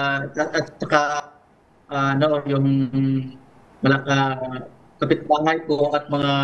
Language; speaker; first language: Filipino; native; Filipino